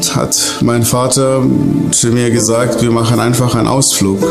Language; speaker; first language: German; non-native, fluent; Arabic